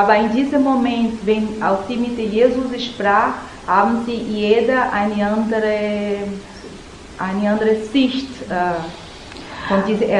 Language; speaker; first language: German; non-native, learner; Portuguese